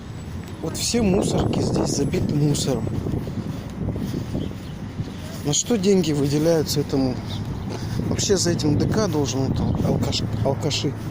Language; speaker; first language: Russian; native; Russian